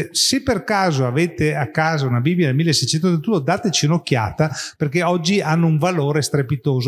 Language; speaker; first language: Italian; native; Italian